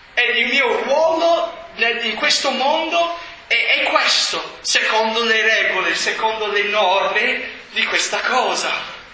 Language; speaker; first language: Italian; non-native, fluent; English